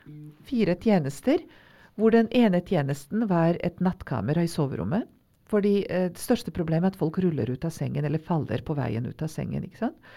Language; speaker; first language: Norwegian; non-native, fluent; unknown